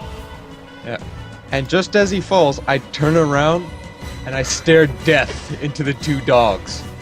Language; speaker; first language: English; native; English